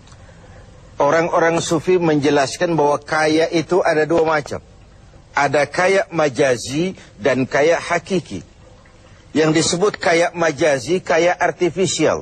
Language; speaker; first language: Malay; native; Malay